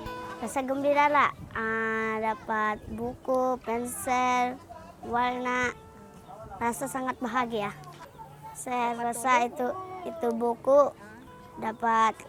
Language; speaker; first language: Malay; early bilingual, other home language; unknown